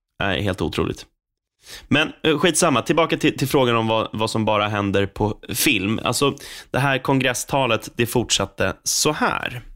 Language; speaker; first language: Swedish; native; Swedish